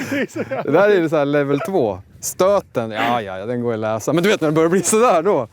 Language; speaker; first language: Swedish; native; Swedish